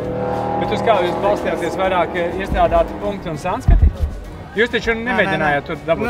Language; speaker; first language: Latvian; native; Latvian